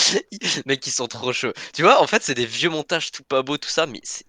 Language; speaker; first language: French; native; French